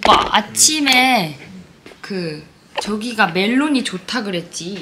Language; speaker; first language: Korean; native; Korean